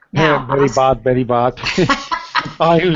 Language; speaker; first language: English; non-native, learner; Spanish